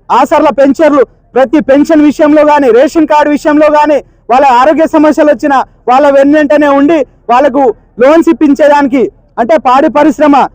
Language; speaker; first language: Telugu; native; Telugu